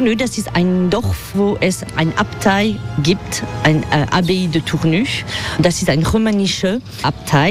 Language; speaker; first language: German; non-native, fluent; French